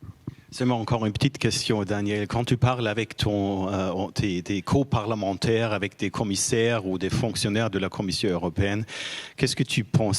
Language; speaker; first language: French; non-native, fluent; German